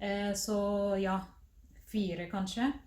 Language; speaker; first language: Norwegian; non-native, fluent; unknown